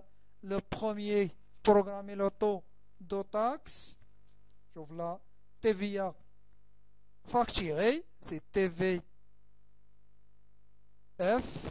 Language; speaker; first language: French; non-native, local second language; Arabic